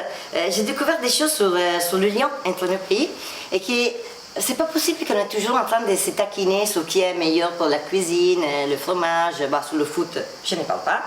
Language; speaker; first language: French; non-native, fluent; Italian